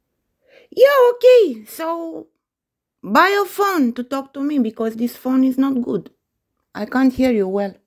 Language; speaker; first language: English; non-native, fluent; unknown